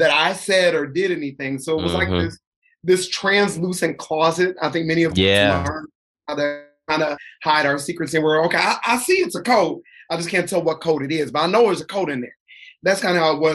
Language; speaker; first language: English; native; English